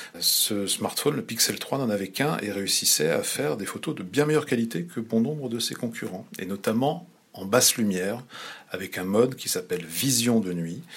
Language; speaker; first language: French; native; French